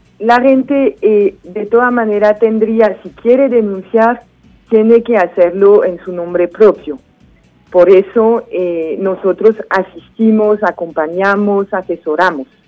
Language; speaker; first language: Spanish; non-native, fluent; French